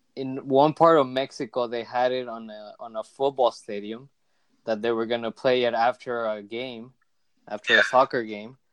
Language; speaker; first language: English; early bilingual, other home language; Spanish